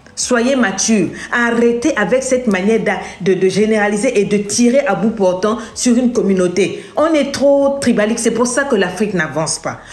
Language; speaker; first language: French; non-native, local second language; Lingala